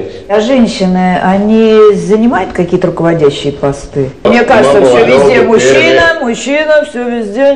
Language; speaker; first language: Russian; native; Russian